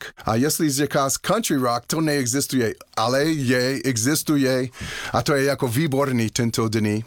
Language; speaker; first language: Czech; non-native, learner; English